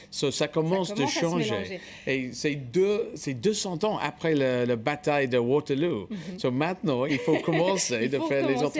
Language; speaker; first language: French; non-native, fluent; English